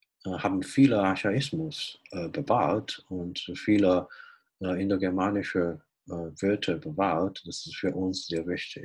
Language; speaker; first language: German; non-native, fluent; Chinese